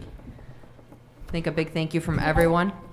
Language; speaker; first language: English; native; English